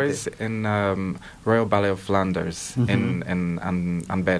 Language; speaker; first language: Spanish; non-native, fluent; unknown